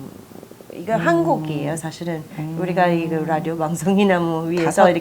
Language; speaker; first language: Korean; non-native, fluent; English